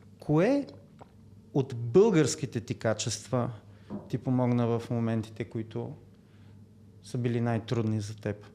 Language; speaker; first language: Bulgarian; native; Bulgarian